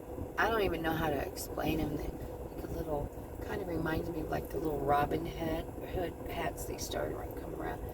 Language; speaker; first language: English; native; English